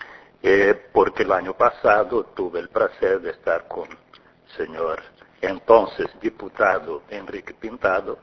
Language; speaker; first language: Portuguese; non-native, fluent; Spanish